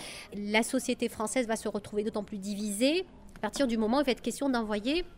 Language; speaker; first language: French; native; French